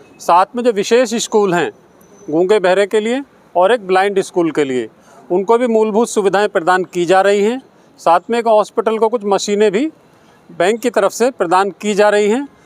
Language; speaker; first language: Hindi; native; Hindi